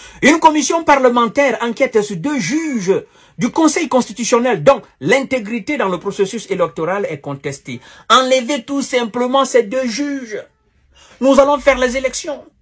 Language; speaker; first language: French; non-native, local second language; Wolof